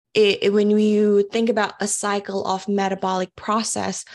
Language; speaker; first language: English; early bilingual, other home language; Indonesian